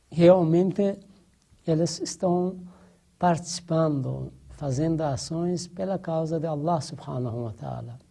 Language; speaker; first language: Portuguese; non-native, fluent; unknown